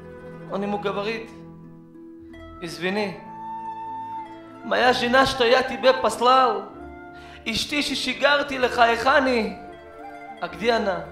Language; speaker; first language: Russian; non-native, learner; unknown